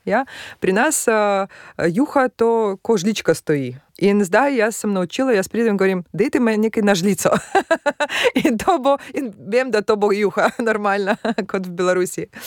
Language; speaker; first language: Slovenian; non-native, fluent; Russian